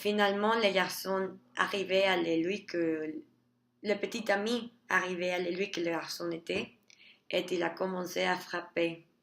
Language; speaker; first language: French; non-native, learner; Spanish